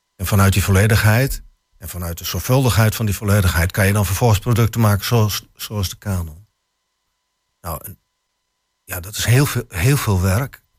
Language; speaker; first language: Dutch; native; Dutch